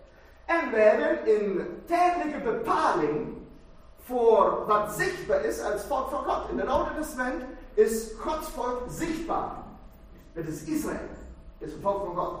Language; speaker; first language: Dutch; non-native, fluent; German